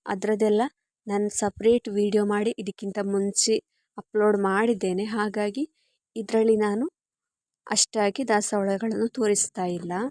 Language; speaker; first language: Kannada; non-native, local second language; Tulu